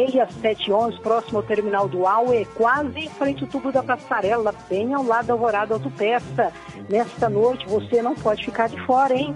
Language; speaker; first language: Portuguese; native; Portuguese